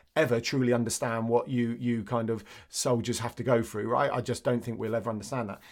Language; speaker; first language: English; native; English